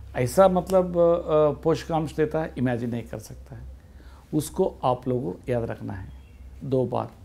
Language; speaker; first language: Hindi; non-native, local second language; Kannada